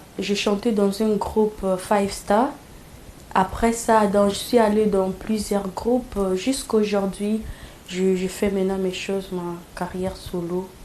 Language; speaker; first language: French; non-native, local second language; Lingala